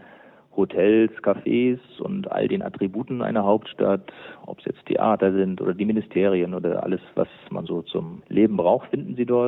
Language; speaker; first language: German; native; German